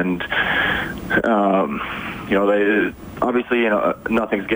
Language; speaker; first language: English; native; English